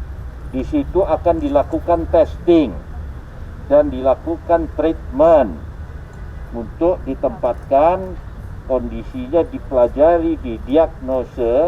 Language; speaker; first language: Indonesian; native; Indonesian